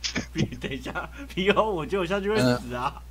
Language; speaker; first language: Chinese; native; Chinese